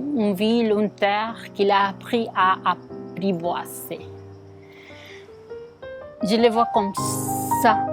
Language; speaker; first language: French; non-native, fluent; Spanish